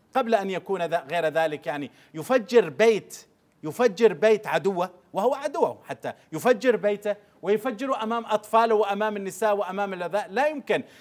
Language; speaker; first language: Arabic; native; Arabic